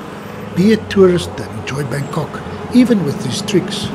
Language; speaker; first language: English; non-native, fluent; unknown